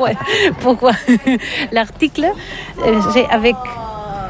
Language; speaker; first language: French; non-native, learner; Catalan